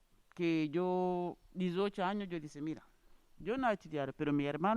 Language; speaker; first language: Spanish; non-native, learner; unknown